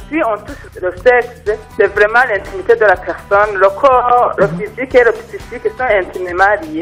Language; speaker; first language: French; non-native, local second language; Rundi